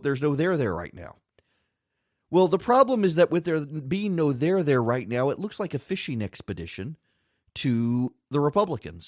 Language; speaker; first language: English; native; English